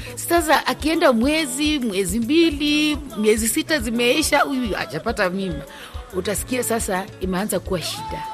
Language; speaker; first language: Swahili; non-native, local second language; Luyia